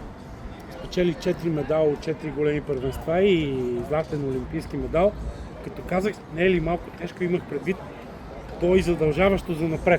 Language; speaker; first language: Bulgarian; native; Bulgarian